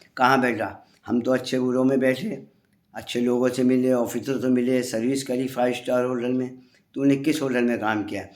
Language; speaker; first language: Urdu; native; Urdu